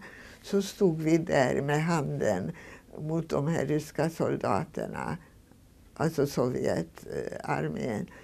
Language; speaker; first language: Swedish; non-native, fluent; Hungarian